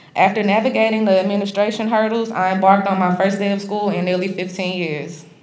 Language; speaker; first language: English; native; English